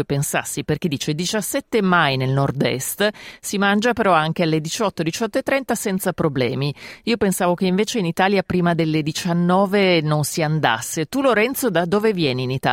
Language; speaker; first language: Italian; native; Italian